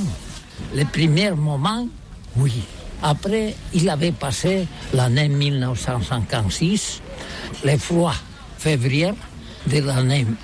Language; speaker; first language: French; non-native, learner; Catalan